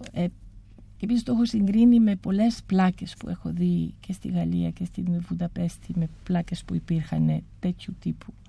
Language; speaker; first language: Greek; early bilingual, heritage; Greek